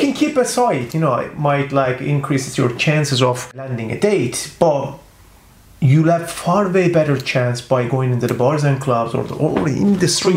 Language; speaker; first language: English; non-native, fluent; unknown